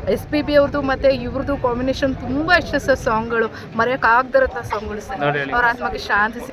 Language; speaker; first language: Kannada; native; Kannada